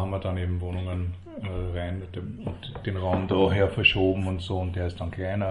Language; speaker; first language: German; native; German